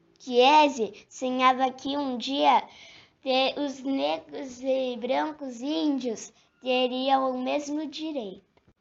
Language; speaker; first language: Portuguese; native; Portuguese